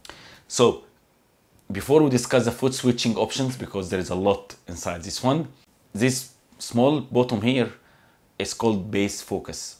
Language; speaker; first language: English; non-native, fluent; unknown